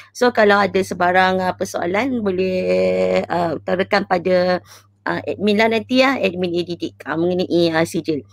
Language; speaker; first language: Malay; native; Malay